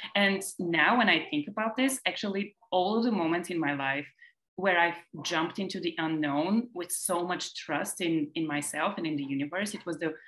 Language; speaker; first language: English; non-native, fluent; Bulgarian